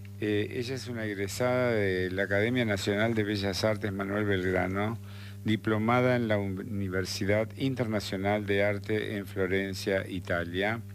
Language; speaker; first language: Spanish; native; Spanish